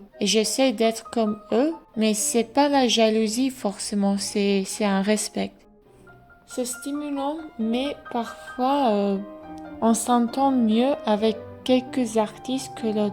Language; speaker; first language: French; non-native, fluent; English